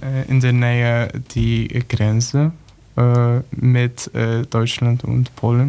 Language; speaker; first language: German; non-native, learner; Polish